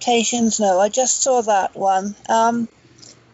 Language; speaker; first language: English; native; English